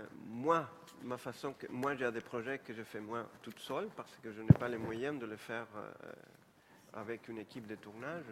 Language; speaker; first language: French; non-native, fluent; Spanish